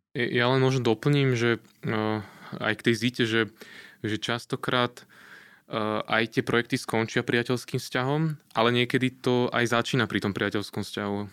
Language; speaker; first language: Slovak; native; Slovak